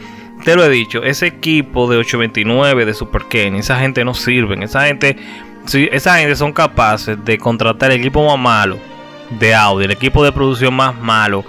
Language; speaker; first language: Spanish; native; Spanish